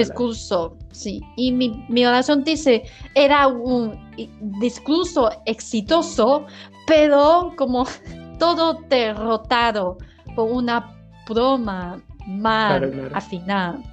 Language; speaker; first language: Spanish; non-native, learner; Chinese